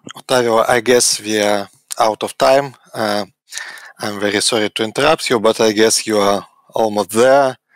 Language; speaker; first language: English; non-native, fluent; Russian